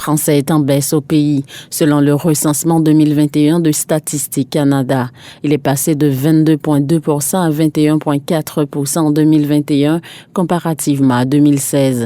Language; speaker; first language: French; native; French